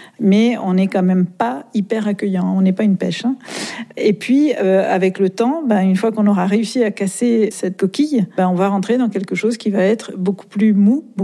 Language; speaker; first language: French; native; French